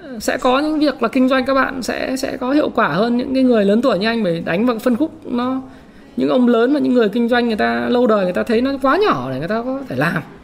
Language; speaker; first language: Vietnamese; native; Vietnamese